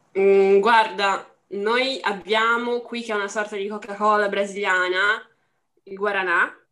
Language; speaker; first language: Italian; non-native, fluent; Portuguese